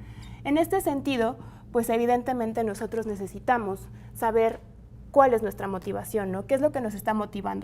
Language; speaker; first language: Spanish; native; Spanish